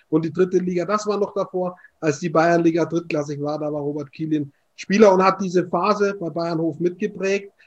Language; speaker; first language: German; native; German